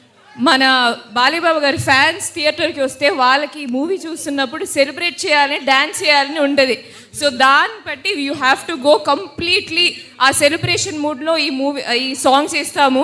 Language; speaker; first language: Telugu; non-native, local second language; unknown